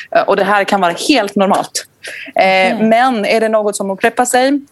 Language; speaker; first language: Swedish; non-native, fluent; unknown